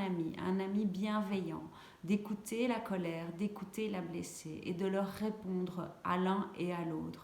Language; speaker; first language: French; native; French